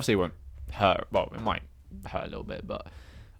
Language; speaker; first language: English; native; English